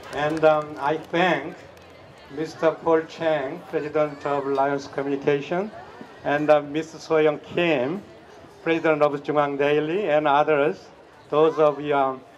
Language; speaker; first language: English; non-native, fluent; Korean